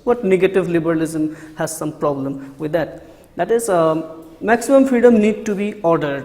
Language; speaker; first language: English; non-native, local second language; Assamese